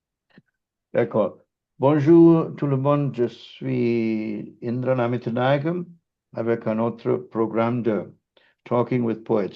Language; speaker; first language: French; non-native, fluent; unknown